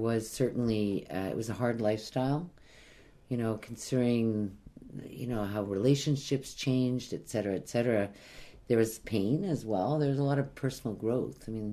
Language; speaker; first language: English; native; English